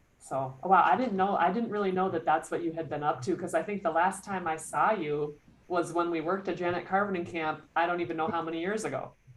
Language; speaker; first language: English; native; English